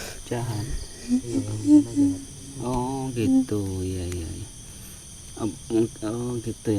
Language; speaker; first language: Indonesian; native; Indonesian